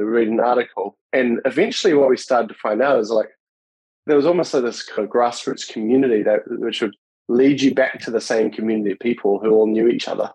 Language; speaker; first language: English; native; English